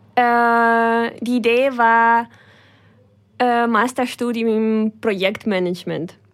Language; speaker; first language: German; non-native, fluent; Ukrainian